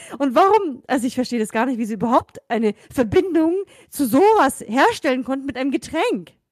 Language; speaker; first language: German; native; German